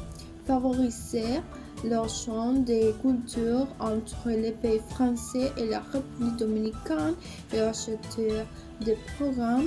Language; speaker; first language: French; non-native, learner; Spanish